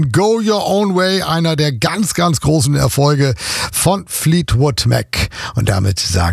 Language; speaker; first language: German; native; German